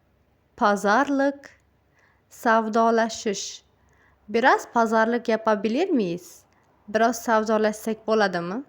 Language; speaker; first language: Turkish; non-native, fluent; Uzbek